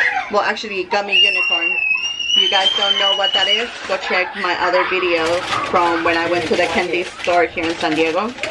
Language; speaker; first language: English; early bilingual, other home language; Spanish